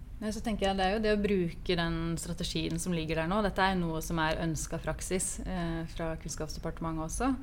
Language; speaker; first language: Norwegian; native; Norwegian